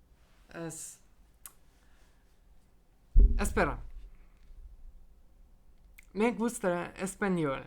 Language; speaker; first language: Spanish; non-native, learner; Russian